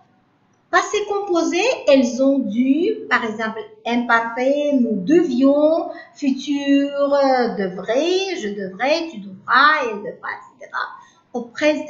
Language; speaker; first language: French; non-native, learner; Uzbek